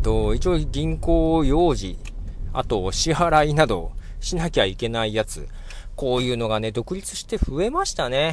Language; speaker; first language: Japanese; native; Japanese